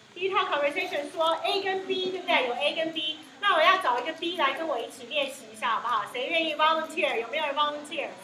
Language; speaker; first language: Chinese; early bilingual, heritage; Chinese